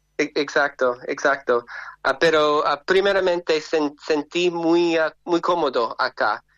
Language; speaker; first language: Spanish; non-native, learner; English